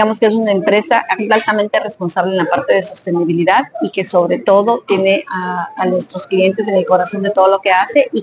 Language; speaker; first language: Spanish; native; Spanish